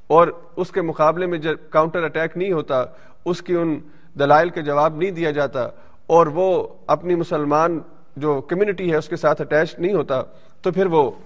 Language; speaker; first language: Urdu; early bilingual, heritage; Urdu